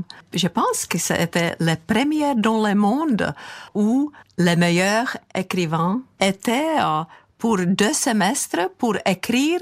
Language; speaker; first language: French; non-native, fluent; Czech